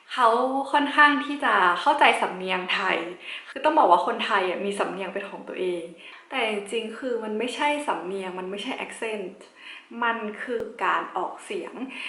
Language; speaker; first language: Thai; native; Thai